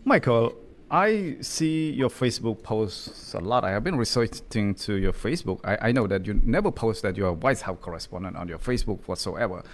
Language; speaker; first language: English; non-native, learner; Khmer